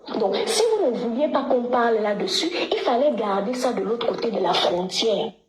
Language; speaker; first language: French; native; French